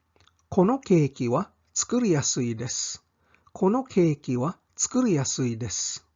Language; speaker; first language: Japanese; non-native, fluent; English